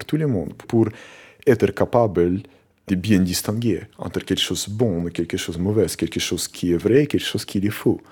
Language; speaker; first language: French; non-native, fluent; Russian